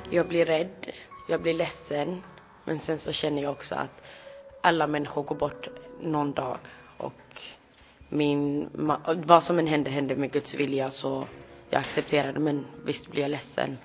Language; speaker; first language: Swedish; early bilingual, other home language; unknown